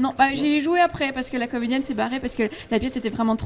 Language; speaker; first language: French; native; French